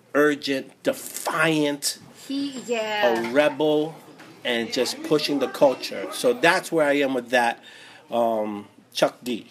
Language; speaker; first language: English; native; English